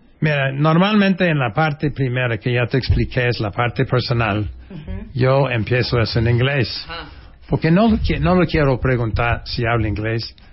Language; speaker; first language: Spanish; non-native, fluent; English